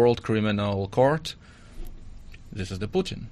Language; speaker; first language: English; non-native, learner; Russian